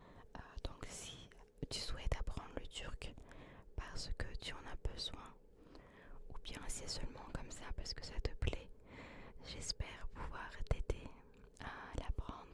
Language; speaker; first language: French; early bilingual, other home language; Turkish